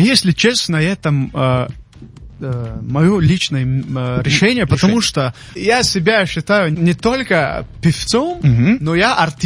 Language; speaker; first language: Russian; non-native, local second language; Tajik